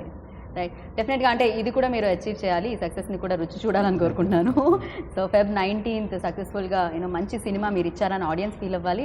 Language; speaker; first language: Telugu; native; Telugu